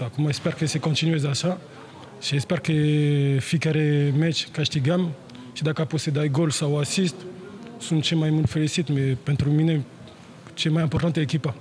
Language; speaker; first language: Romanian; non-native, learner; French